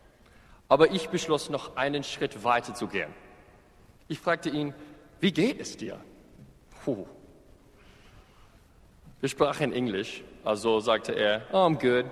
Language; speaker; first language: German; non-native, fluent; English